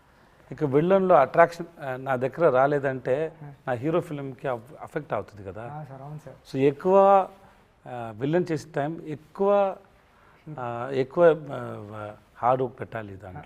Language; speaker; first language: Telugu; non-native, learner; Tamil